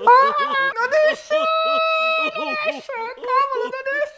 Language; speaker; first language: Italian; native; Italian